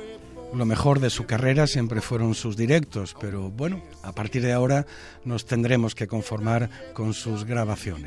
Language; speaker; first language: Spanish; native; Spanish